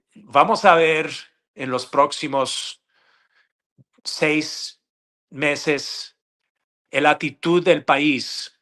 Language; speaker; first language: Spanish; non-native, fluent; English